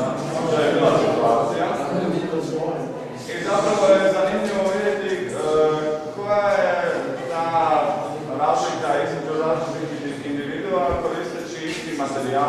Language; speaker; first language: Croatian; native; Croatian